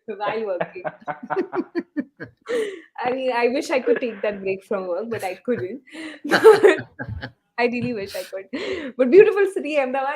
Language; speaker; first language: English; non-native, local second language; Hindi